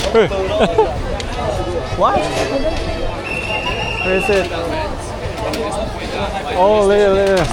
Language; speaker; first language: English; non-native, learner; Chinese